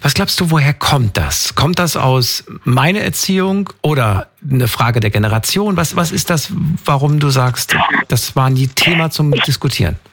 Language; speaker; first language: German; native; German